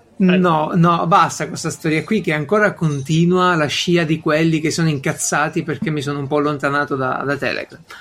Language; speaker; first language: Italian; native; Italian